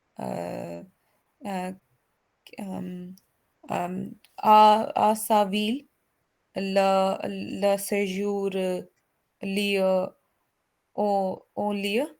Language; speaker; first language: French; non-native, learner; Hindi